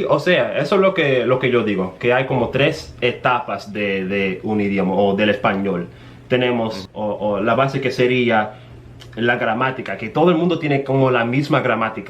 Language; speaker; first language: Spanish; non-native, fluent; English